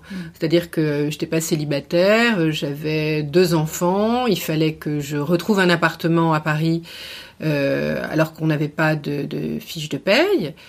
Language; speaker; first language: French; native; French